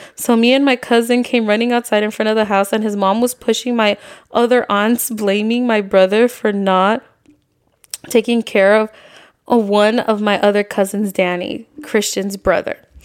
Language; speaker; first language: English; early bilingual, other home language; Spanish